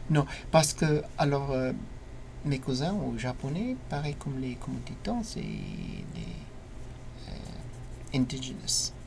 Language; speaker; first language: French; non-native, learner; English